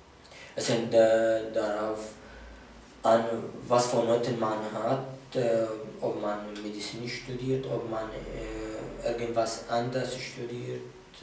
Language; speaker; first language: German; non-native, fluent; Kurdish